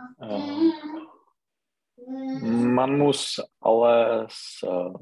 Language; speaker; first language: German; non-native, learner; Czech